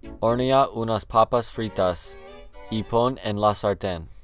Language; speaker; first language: Spanish; non-native, learner; English